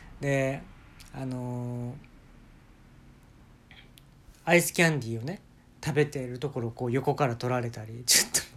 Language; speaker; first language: Japanese; native; Japanese